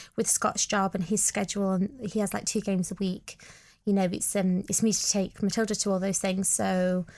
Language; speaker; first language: English; native; English